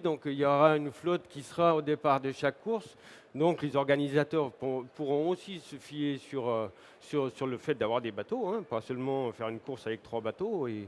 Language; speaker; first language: French; native; French